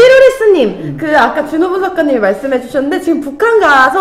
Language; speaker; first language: Korean; native; Korean